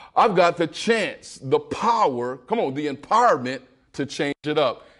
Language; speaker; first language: English; native; English